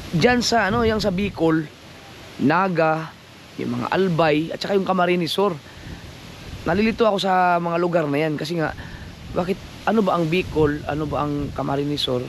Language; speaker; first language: Filipino; non-native, local second language; Cebuano